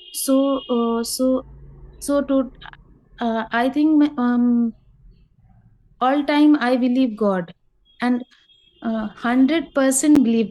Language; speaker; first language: English; non-native, learner; Hindi